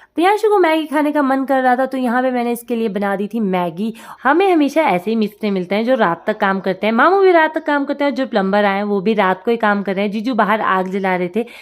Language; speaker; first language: Hindi; native; Hindi